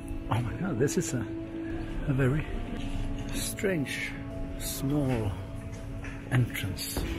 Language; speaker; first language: English; non-native, fluent; Swedish